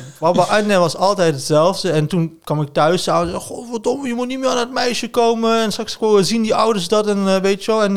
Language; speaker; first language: Dutch; early bilingual, other home language; Turkish